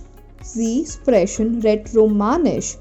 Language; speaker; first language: German; non-native, fluent; Hindi